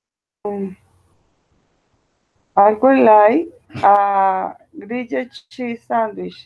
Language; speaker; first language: English; non-native, learner; Spanish